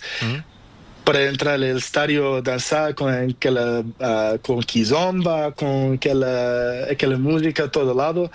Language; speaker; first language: Spanish; non-native, learner; Portuguese